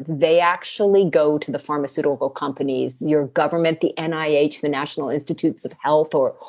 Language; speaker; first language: English; native; English